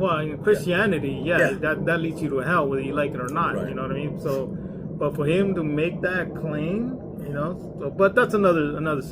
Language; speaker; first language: English; native; English